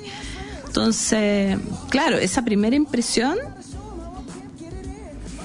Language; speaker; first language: Spanish; native; Spanish